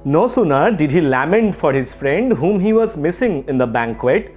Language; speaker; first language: English; non-native, local second language; Bangla